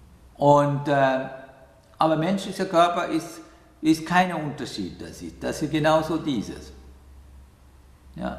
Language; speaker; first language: German; non-native, learner; Sinhala